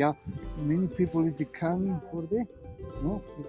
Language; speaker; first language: English; non-native, learner; Spanish